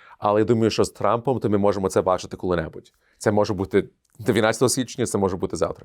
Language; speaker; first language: Ukrainian; early bilingual, heritage; Ukrainian